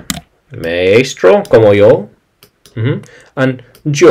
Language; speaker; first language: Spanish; non-native, learner; English